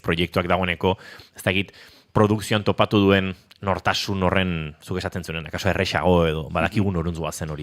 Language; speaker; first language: Basque; native; Basque